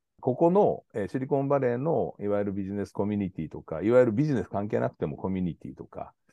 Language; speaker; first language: Japanese; native; Japanese